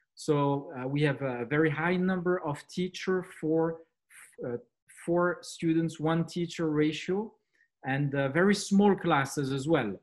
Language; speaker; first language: English; non-native, fluent; French